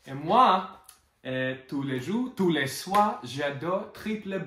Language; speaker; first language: French; non-native, learner; English